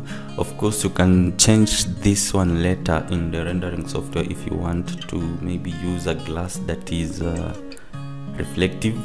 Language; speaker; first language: English; non-native, local second language; Swahili